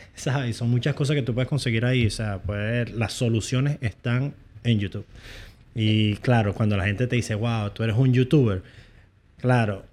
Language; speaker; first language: Spanish; native; Spanish